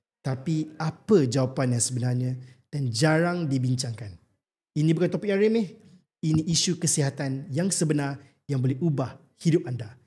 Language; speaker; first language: Malay; native; Malay